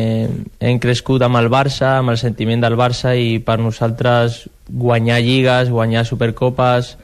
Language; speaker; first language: Catalan; non-native, local second language; Spanish